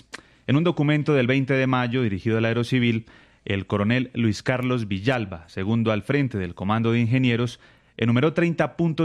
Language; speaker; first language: Spanish; native; Spanish